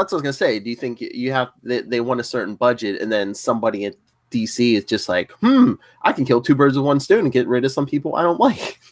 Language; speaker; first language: English; native; English